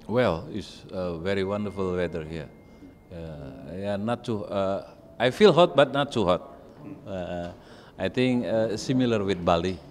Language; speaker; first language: English; non-native, fluent; Indonesian